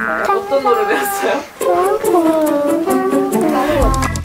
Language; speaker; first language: Korean; native; Korean